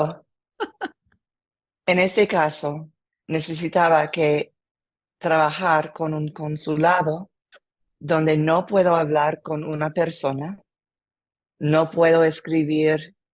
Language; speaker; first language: Spanish; non-native, learner; English